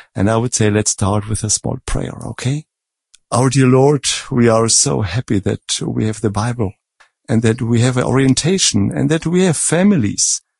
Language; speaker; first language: English; non-native, fluent; Czech